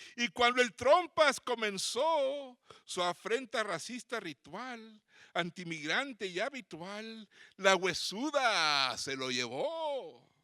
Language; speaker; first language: Spanish; native; Spanish